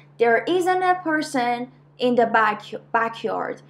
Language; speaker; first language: English; non-native, fluent; Persian